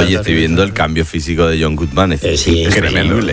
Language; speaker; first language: Spanish; native; Spanish